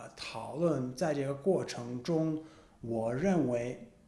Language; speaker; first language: Chinese; non-native, fluent; English